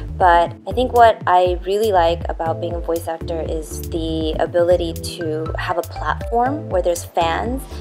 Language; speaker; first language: English; early bilingual, other home language; Korean